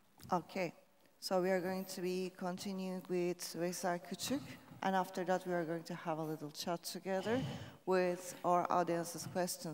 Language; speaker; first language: English; non-native, fluent; Turkish